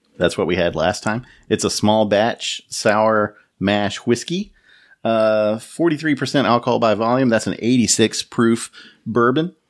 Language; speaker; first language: English; native; English